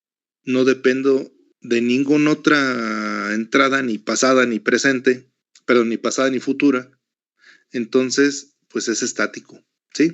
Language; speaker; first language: Spanish; native; Spanish